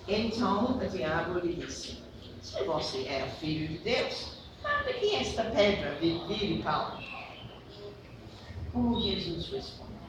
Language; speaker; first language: Portuguese; non-native, fluent; English